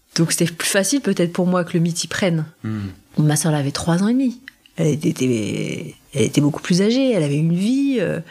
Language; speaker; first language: French; native; French